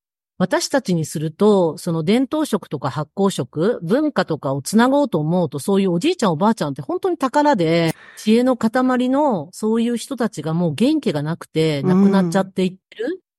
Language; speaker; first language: Japanese; native; Japanese